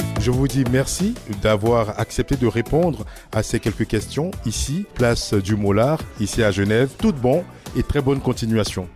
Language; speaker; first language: French; native; French